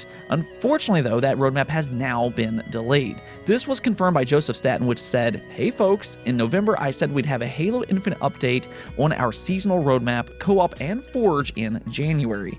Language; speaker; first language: English; native; English